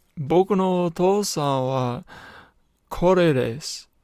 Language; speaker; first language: Japanese; non-native, learner; English